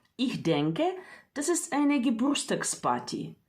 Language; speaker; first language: German; non-native, fluent; Ukrainian